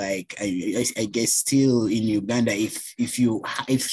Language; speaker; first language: English; non-native, local second language; Ganda